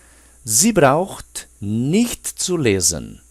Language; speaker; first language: German; non-native, fluent; Portuguese